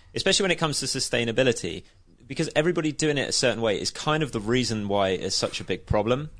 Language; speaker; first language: English; native; English